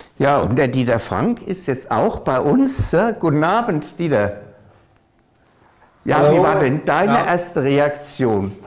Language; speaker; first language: German; native; German